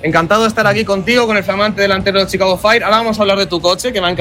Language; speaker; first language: Spanish; native; Spanish